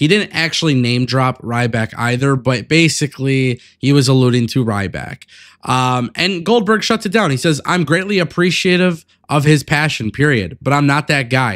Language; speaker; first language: English; native; English